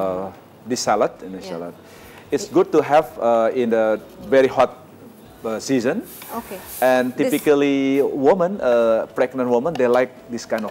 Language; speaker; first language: English; non-native, fluent; Indonesian